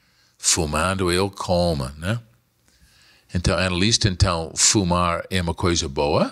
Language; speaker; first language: Portuguese; non-native, fluent; English